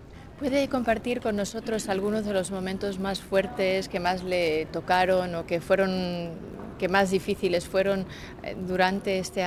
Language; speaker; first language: Spanish; native; Spanish